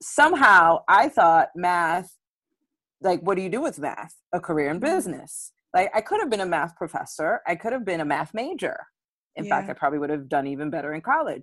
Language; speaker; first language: English; native; English